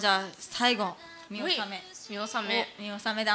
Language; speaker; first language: Japanese; native; Japanese